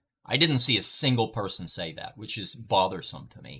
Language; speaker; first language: English; native; English